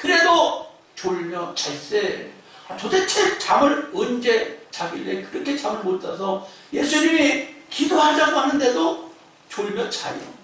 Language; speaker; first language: Korean; native; Korean